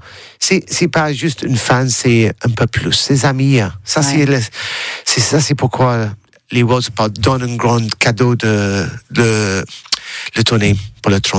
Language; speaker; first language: French; non-native, learner; English